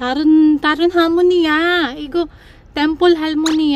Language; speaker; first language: Korean; non-native, learner; Filipino